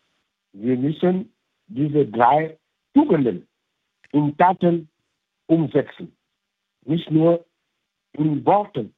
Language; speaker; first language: German; non-native, fluent; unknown